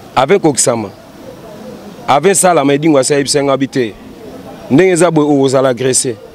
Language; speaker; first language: Lingala; native; Lingala